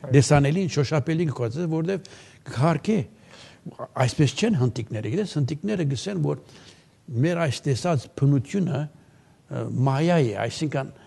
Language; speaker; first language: Armenian; early bilingual, heritage; Armenian